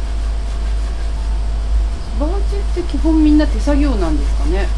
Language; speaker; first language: Japanese; native; Japanese